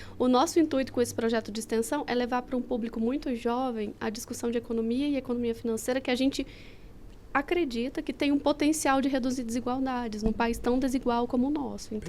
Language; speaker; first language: Portuguese; native; Portuguese